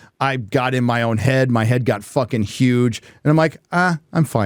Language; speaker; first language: English; native; English